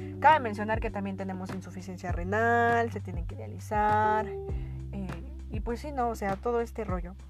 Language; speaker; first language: Spanish; native; Spanish